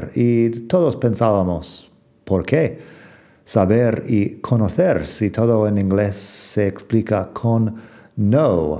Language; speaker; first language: Spanish; non-native, fluent; English